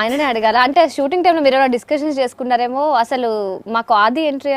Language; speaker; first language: Telugu; native; Telugu